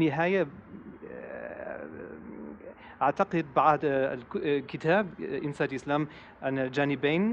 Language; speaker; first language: Arabic; non-native, fluent; German